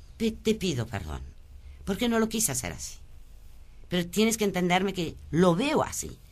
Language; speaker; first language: Spanish; early bilingual, other home language; French